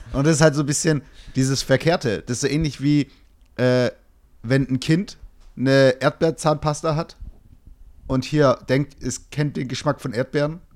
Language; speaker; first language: German; early bilingual, other home language; Turkish